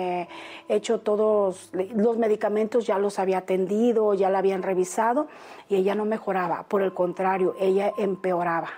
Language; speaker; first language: Spanish; native; Spanish